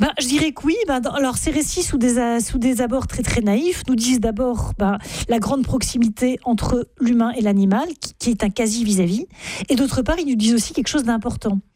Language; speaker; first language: French; native; French